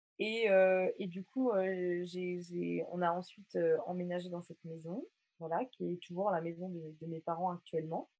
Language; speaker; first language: French; non-native, local second language; Morisyen